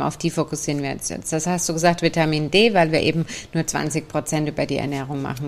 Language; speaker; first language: German; native; German